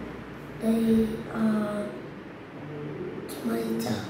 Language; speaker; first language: English; non-native, learner; Vietnamese